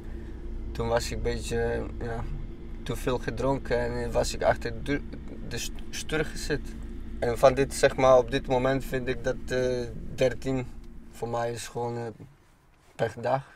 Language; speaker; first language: Dutch; non-native, learner; Polish